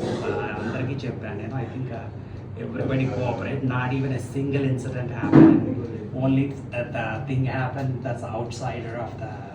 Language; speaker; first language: English; non-native, local second language; Telugu